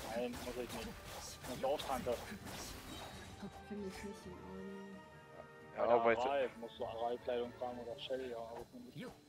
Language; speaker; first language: German; native; German